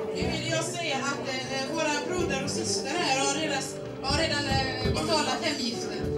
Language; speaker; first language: Swedish; non-native, fluent; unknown